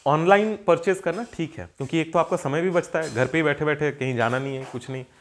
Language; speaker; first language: Hindi; native; Hindi